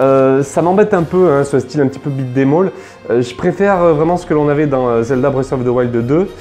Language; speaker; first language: French; native; French